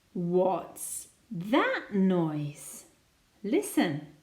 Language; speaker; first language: English; non-native, fluent; Spanish